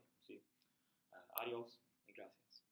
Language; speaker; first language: Spanish; non-native, learner; English